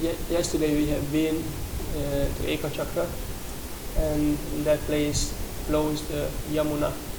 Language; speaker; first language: English; non-native, fluent; Hungarian